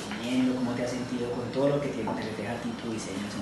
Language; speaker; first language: Spanish; native; Spanish